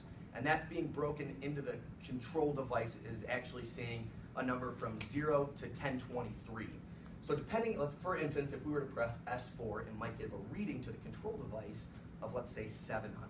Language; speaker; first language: English; native; English